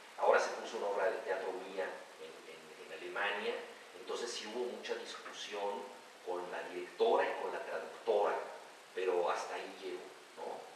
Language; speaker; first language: Spanish; native; Spanish